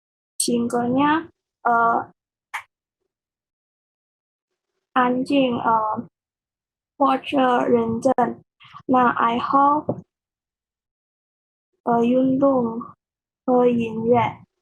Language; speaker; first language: Chinese; non-native, learner; Indonesian